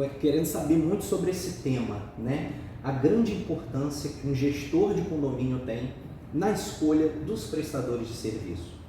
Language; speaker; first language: Portuguese; native; Portuguese